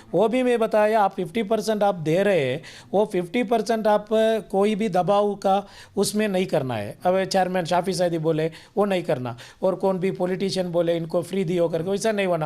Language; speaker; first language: Hindi; non-native, local second language; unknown